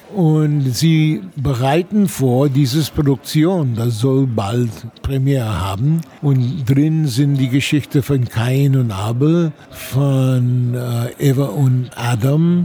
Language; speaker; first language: German; non-native, fluent; English